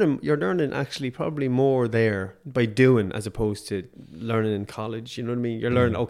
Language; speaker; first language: English; native; English